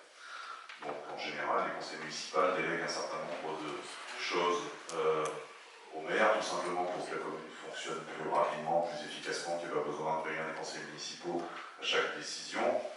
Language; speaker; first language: French; native; French